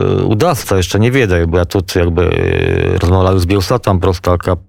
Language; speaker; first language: Polish; non-native, local second language; Belarusian